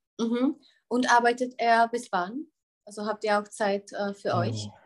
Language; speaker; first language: German; non-native, fluent; Czech